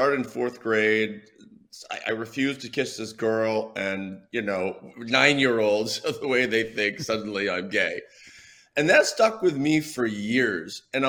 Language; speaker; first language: English; native; English